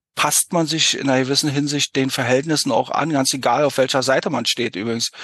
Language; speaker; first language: German; native; German